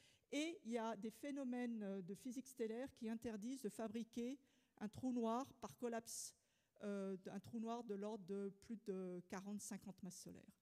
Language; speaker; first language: French; native; French